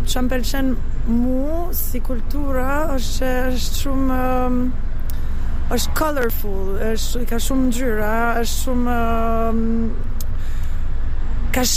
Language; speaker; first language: Albanian; non-native, fluent; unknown